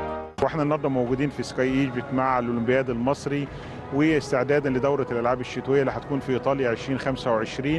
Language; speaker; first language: Arabic; native; Arabic